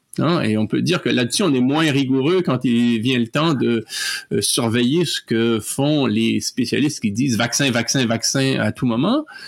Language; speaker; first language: French; native; French